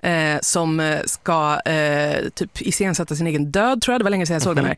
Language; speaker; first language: Swedish; native; Swedish